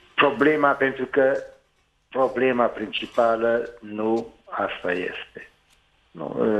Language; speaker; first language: Romanian; non-native, local second language; Hungarian